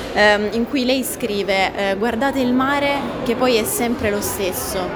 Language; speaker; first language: Italian; native; Italian